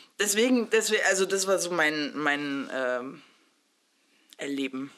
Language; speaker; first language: German; early bilingual, other home language; Spanish